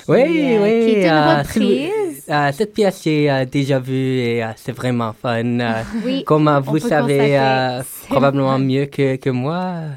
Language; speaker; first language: French; non-native, local second language; English